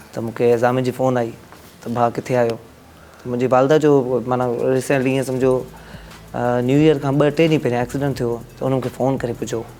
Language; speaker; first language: Sindhi; native; Sindhi